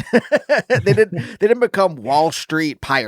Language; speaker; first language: English; native; English